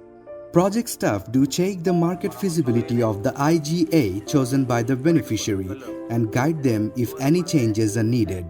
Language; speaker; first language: English; non-native, local second language; Bangla